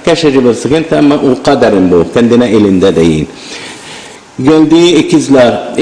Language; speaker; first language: Turkish; non-native, learner; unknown